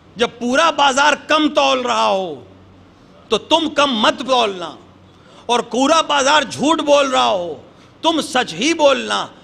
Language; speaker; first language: Urdu; native; Urdu